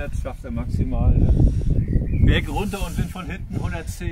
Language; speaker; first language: German; native; German